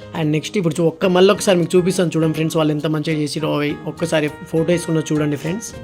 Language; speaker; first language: Telugu; non-native, local second language; Lambadi